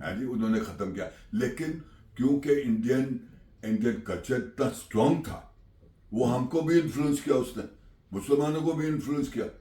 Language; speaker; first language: Urdu; non-native, local second language; Punjabi